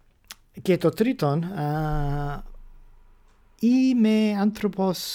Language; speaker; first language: Greek; non-native, fluent; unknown